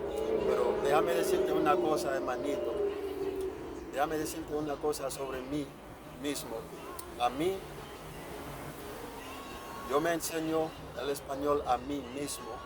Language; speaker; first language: Spanish; non-native, fluent; Haitian Creole